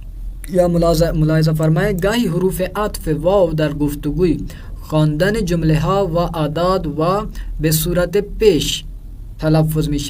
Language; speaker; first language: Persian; non-native, fluent; Urdu